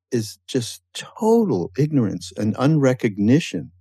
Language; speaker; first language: English; native; English